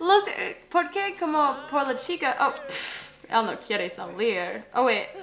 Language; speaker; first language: Spanish; non-native, learner; English